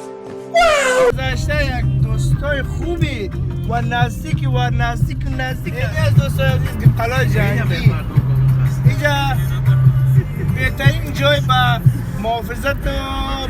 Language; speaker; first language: Persian; native; Persian